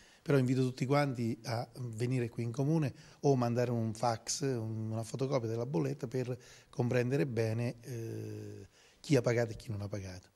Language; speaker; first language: Italian; native; Italian